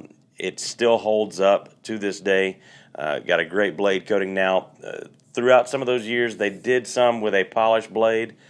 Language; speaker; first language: English; native; English